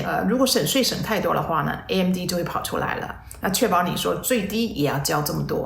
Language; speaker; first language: Chinese; native; Chinese